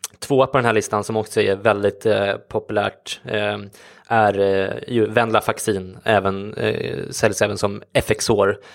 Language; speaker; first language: Swedish; native; Swedish